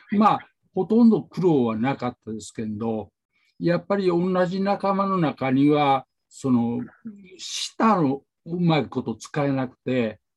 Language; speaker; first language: Japanese; native; Japanese